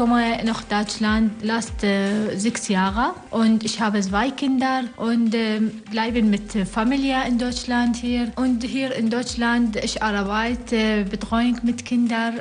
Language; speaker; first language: German; non-native, learner; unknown